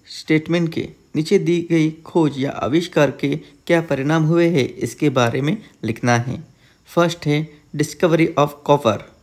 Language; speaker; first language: Hindi; non-native, local second language; Marathi